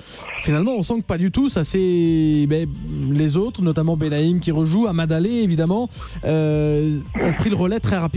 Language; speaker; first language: French; native; French